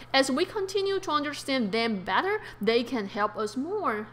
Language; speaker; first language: English; non-native, fluent; Chinese